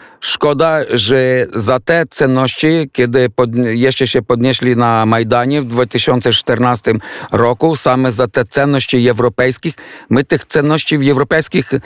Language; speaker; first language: Polish; non-native, fluent; Ukrainian